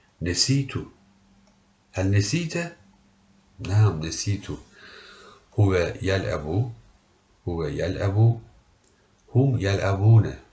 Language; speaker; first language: Arabic; non-native, learner; Turkish